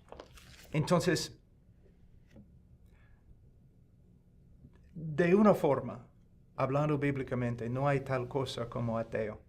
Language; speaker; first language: Spanish; non-native, fluent; English